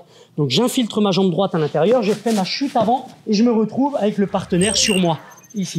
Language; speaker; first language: French; native; French